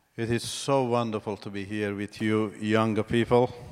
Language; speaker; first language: English; non-native, fluent; Persian